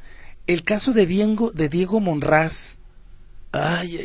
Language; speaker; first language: Spanish; native; Spanish